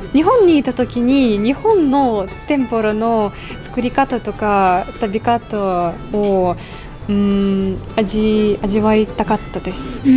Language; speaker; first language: Japanese; non-native, fluent; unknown